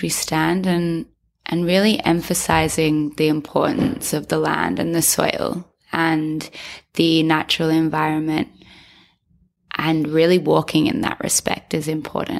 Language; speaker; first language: English; native; English